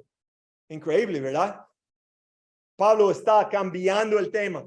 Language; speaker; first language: Spanish; non-native, learner; English